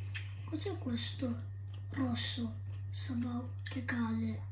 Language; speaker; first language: Italian; early bilingual, other home language; Filipino